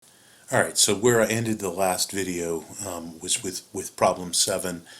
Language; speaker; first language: English; native; English